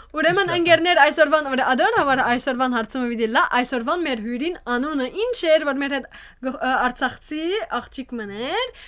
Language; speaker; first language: Armenian; native; Armenian